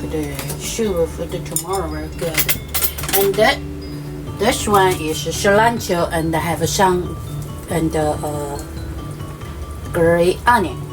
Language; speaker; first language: English; non-native, learner; Chinese